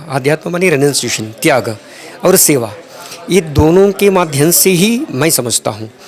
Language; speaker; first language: Hindi; non-native, local second language; Telugu